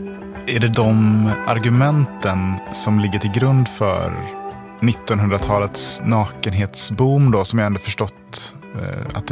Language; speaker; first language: Swedish; native; Swedish